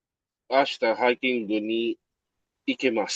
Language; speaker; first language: Japanese; non-native, learner; Filipino